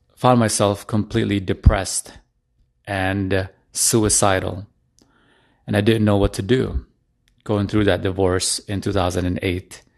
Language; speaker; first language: English; early bilingual, other home language; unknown